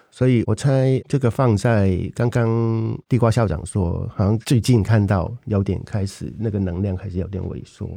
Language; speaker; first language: Chinese; non-native, local second language; Cantonese